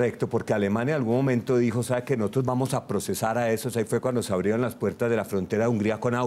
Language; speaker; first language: Spanish; native; Spanish